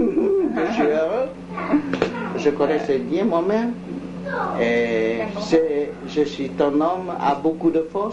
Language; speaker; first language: French; non-native, local second language; Vietnamese